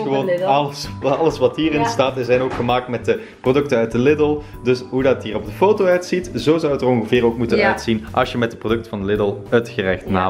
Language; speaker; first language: Dutch; native; Dutch